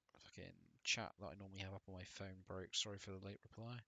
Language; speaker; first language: English; native; English